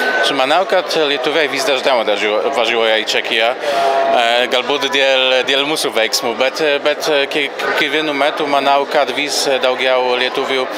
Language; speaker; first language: Lithuanian; non-native, fluent; Polish